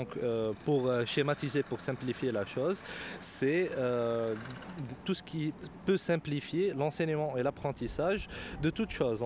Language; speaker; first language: French; non-native, local second language; Arabic